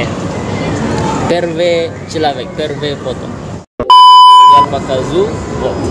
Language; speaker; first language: Russian; non-native, learner; Indonesian